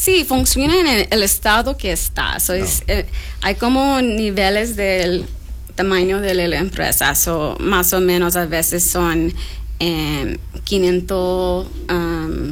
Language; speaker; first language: Spanish; non-native, learner; English